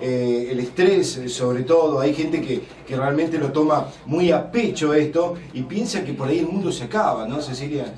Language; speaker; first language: Spanish; native; Spanish